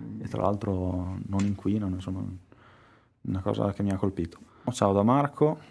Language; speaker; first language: Italian; native; Italian